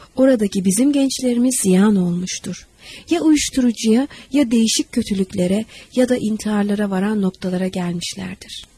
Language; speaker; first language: Turkish; native; Turkish